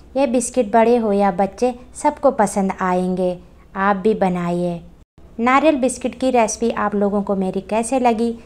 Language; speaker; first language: Hindi; native; Hindi